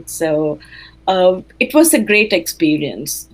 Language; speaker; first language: English; non-native, local second language; Telugu